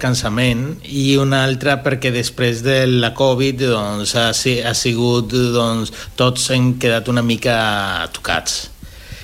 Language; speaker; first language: Catalan; non-native, fluent; Spanish